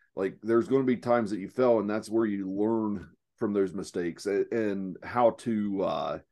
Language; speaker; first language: English; native; English